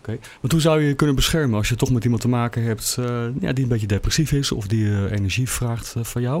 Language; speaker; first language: Dutch; native; Dutch